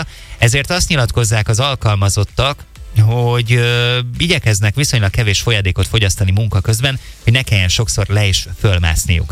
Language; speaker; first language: Hungarian; native; Hungarian